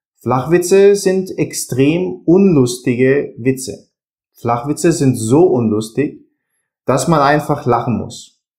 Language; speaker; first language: German; native; German